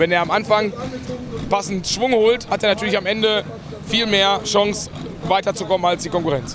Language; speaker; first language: German; native; German